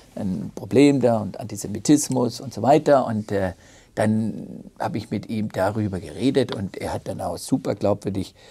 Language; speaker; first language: German; native; German